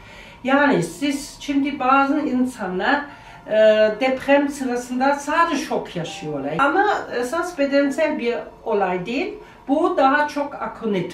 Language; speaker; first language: Turkish; non-native, learner; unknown